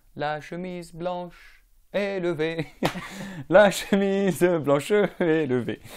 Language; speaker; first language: French; non-native, local second language; Arabic